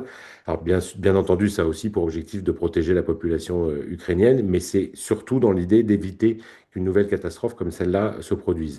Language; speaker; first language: French; native; French